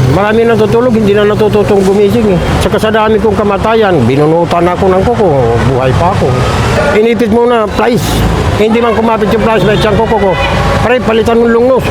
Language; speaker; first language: Filipino; native; Filipino